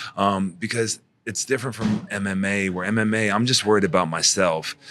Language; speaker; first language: English; native; English